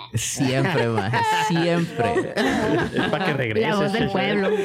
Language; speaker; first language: Spanish; native; Spanish